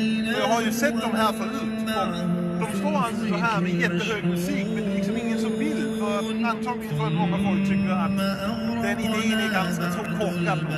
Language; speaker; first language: Swedish; native; Swedish